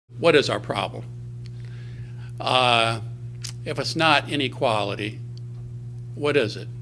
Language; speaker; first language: English; native; English